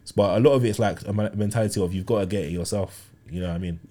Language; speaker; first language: English; early bilingual, other home language; Yoruba